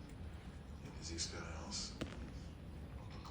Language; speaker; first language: French; native; French